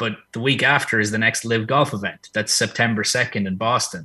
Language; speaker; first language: English; native; English